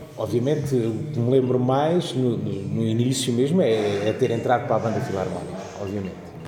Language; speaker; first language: Portuguese; native; Portuguese